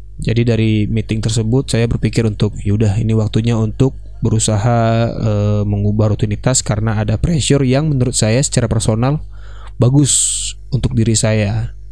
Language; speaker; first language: Indonesian; non-native, local second language; Minangkabau